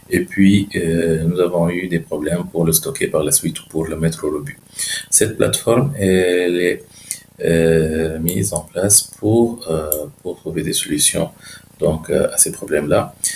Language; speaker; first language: French; non-native, local second language; Arabic